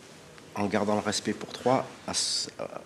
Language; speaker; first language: French; native; French